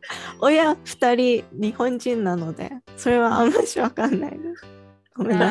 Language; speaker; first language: Japanese; early bilingual, heritage; Japanese